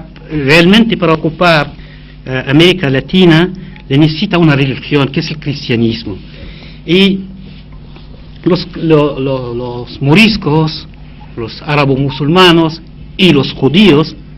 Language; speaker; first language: Spanish; non-native, fluent; Arabic